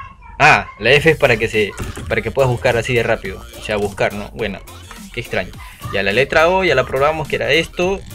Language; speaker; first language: Spanish; native; Spanish